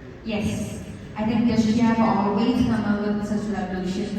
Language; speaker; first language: English; non-native, local second language; Malayalam